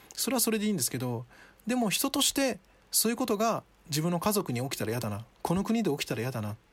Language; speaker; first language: Japanese; early bilingual, other home language; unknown